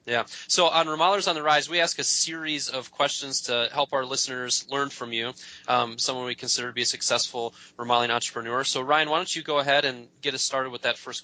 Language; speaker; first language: English; native; English